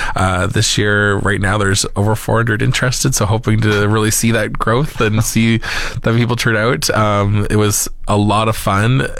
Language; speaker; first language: English; native; English